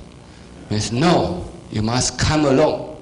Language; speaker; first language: English; non-native, fluent; Chinese